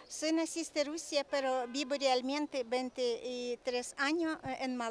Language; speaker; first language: Spanish; non-native, learner; Russian